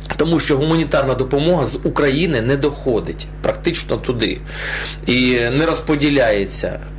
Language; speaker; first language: Ukrainian; non-native, local second language; Russian